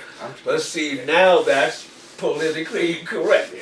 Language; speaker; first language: English; native; English